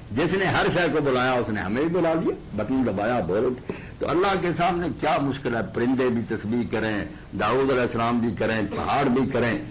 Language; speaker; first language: Urdu; non-native, local second language; Punjabi